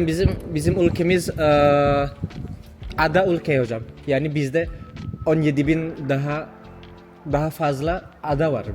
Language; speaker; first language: Turkish; non-native, fluent; Indonesian